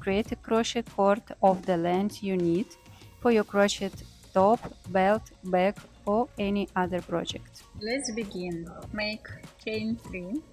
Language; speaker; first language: English; non-native, fluent; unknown